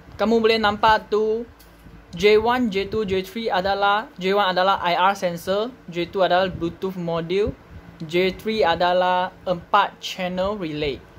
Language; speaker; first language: Malay; non-native, local second language; Chinese